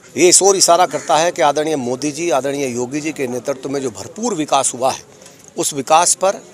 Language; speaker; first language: Hindi; native; Hindi